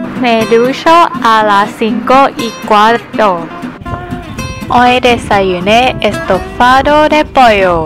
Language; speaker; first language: Spanish; non-native, learner; Thai